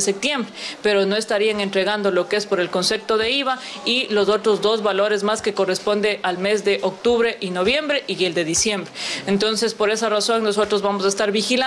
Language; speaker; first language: Spanish; native; Spanish